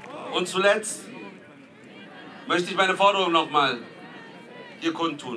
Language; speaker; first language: German; native; German